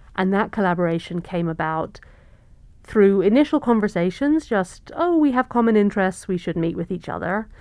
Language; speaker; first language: English; native; English